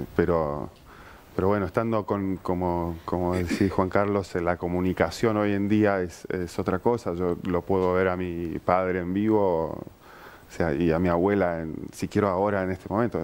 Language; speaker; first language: Spanish; early bilingual, other home language; Ukrainian